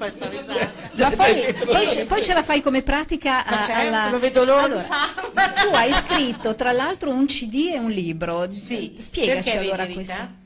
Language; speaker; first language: Italian; native; Italian